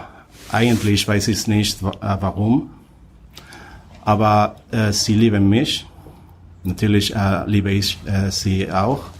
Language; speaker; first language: German; non-native, learner; Spanish